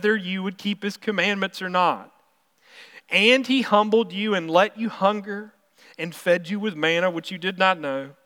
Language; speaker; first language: English; native; English